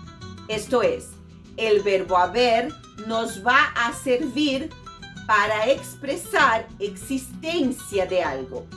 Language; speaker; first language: Spanish; non-native, fluent; Portuguese